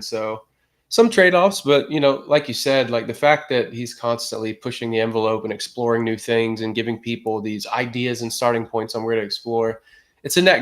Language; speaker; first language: English; native; English